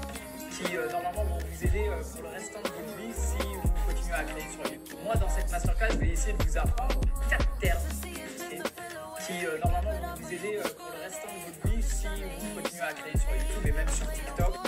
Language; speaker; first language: French; native; French